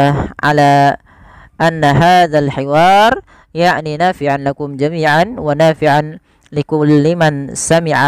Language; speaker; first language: Arabic; non-native, fluent; Indonesian